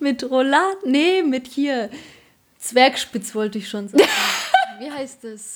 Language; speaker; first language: German; early bilingual, other home language; Polish